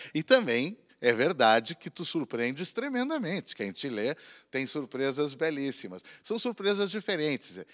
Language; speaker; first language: Portuguese; native; Portuguese